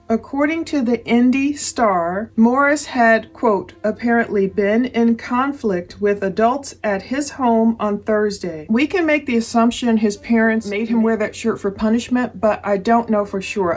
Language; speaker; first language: English; native; English